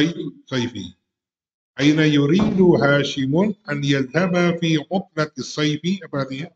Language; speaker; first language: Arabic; non-native, fluent; Indonesian